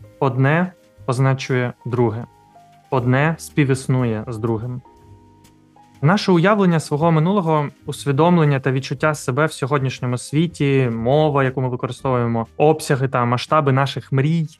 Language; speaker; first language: Ukrainian; native; Ukrainian